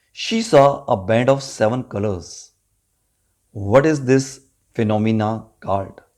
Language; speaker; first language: English; non-native, local second language; Punjabi